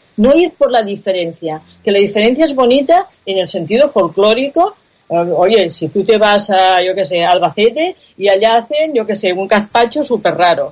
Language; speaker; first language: Spanish; non-native, local second language; Catalan